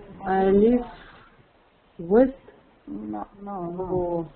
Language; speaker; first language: English; non-native, learner; Russian